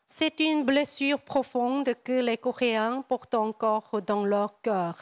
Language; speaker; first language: French; non-native, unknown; Korean